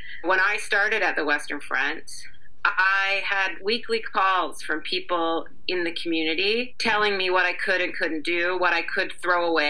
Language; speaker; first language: English; native; English